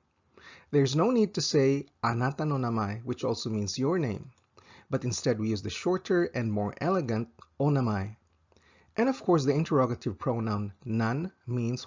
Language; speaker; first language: English; non-native, fluent; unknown